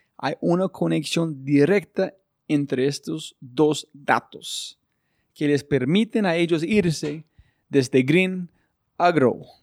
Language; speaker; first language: Spanish; non-native, fluent; English